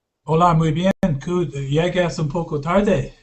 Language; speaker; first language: Spanish; non-native, learner; English